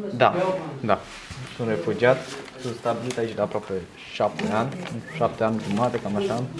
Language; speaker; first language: Romanian; non-native, fluent; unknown